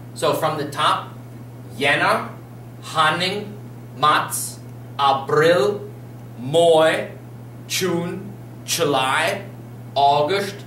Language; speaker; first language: English; native; English